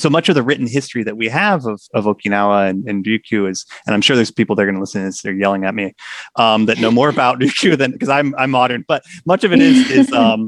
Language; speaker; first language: English; native; English